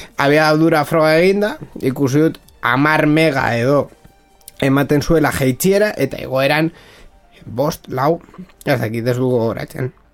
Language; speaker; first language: Basque; non-native, local second language; Spanish